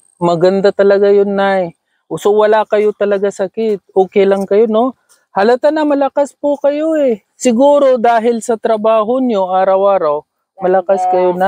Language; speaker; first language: Filipino; non-native, learner; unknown